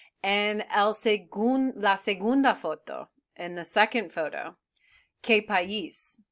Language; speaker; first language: Spanish; non-native, fluent; English